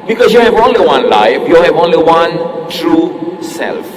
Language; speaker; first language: English; non-native, local second language; Filipino